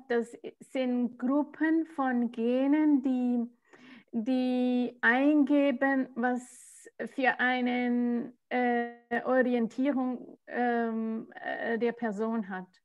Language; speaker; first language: German; non-native, fluent; Spanish